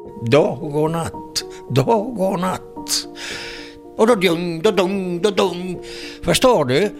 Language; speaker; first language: Swedish; non-native, fluent; Italian